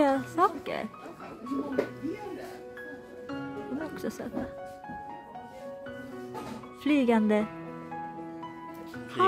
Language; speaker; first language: Swedish; non-native, learner; Japanese